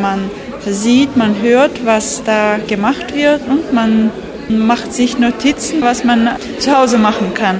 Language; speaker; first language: German; non-native, fluent; Russian